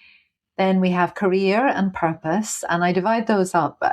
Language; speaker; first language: English; native; English